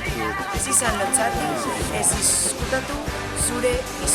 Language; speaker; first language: Basque; non-native, learner; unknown